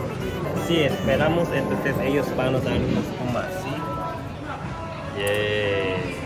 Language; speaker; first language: Spanish; non-native, learner; Korean